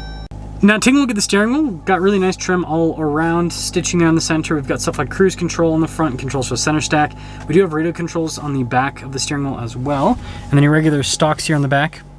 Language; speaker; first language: English; native; English